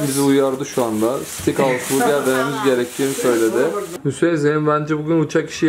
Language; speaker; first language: Turkish; native; Turkish